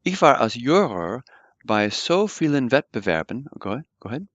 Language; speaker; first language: German; non-native, fluent; English